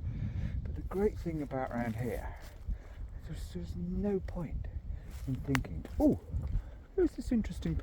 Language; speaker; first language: English; native; English